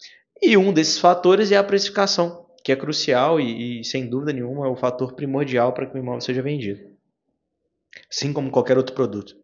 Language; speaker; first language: Portuguese; native; Portuguese